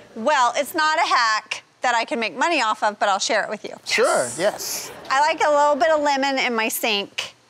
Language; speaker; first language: English; native; English